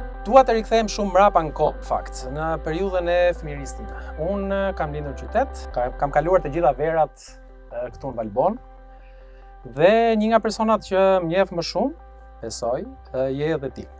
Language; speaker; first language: Albanian; native; Albanian